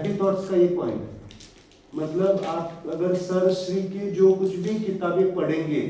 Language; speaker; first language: Hindi; non-native, local second language; Marathi